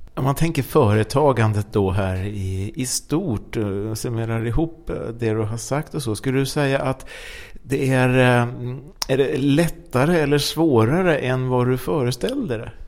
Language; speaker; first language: Swedish; native; Swedish